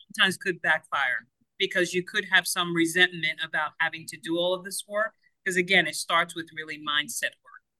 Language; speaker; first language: English; non-native, fluent; Spanish